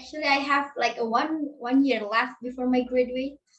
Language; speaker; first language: English; non-native, learner; Indonesian